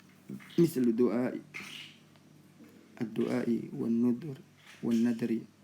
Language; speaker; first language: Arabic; non-native, fluent; Indonesian